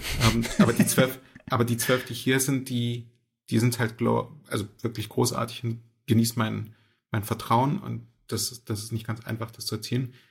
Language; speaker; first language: German; early bilingual, other home language; Russian